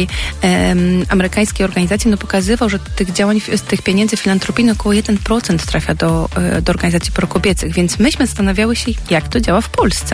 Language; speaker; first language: Polish; native; Polish